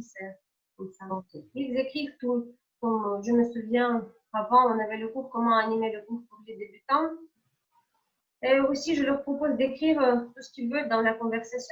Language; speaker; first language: French; non-native, fluent; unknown